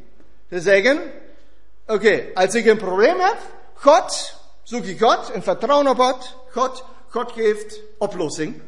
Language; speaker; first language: Dutch; non-native, fluent; German